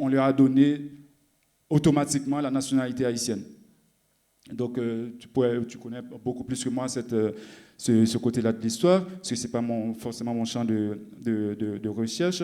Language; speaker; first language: French; non-native, local second language; Haitian Creole